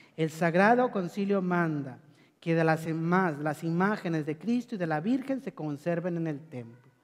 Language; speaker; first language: Spanish; native; Spanish